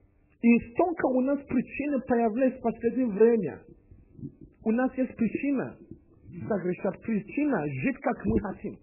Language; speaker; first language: Russian; non-native, learner; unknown